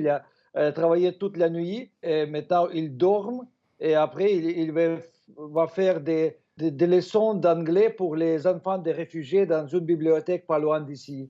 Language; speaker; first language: French; non-native, fluent; Ukrainian